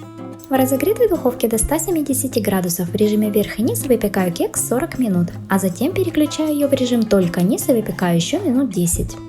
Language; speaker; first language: Russian; native; Russian